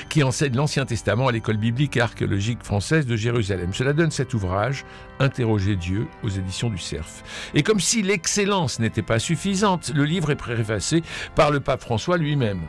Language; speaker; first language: French; native; French